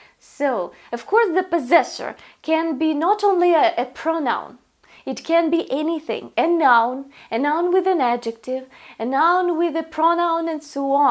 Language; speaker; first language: English; non-native, fluent; Russian